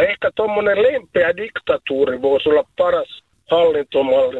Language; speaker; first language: Finnish; native; Finnish